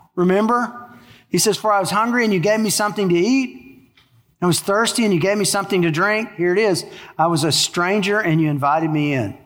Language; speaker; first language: English; native; English